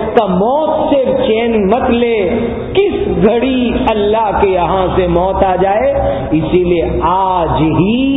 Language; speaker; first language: Urdu; non-native, local second language; Gujarati